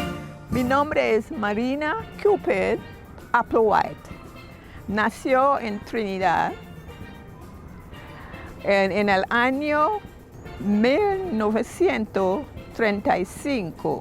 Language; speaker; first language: Spanish; non-native, learner; English